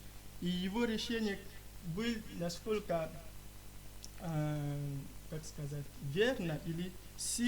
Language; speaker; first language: Russian; non-native, learner; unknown